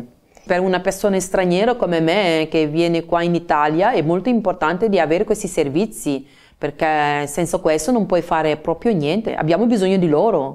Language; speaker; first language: Italian; non-native, fluent; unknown